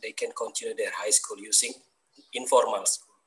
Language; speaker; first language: English; non-native, learner; Indonesian